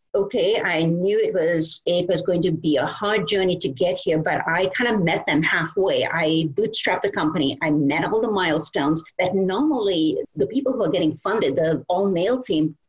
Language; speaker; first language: English; non-native, local second language; Bangla